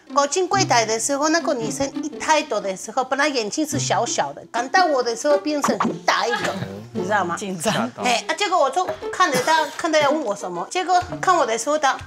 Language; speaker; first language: Chinese; native; Chinese